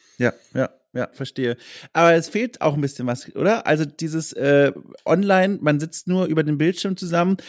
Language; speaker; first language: German; native; German